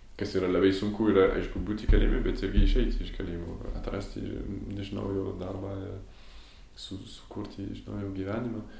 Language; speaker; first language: Lithuanian; non-native, fluent; French